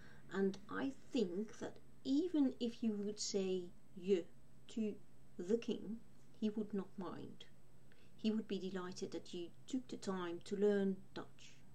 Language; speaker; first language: English; non-native, fluent; Dutch